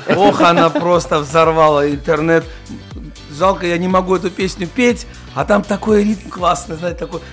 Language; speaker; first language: Russian; non-native, fluent; Georgian